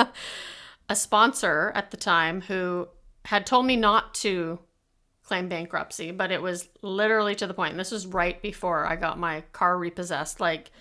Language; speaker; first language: English; native; English